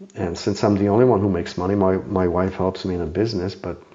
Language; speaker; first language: English; non-native, fluent; Czech